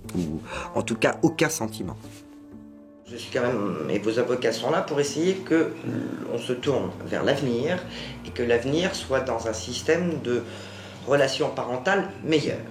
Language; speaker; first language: French; native; French